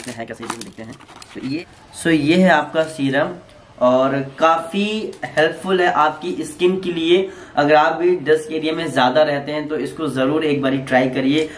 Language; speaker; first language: Hindi; native; Hindi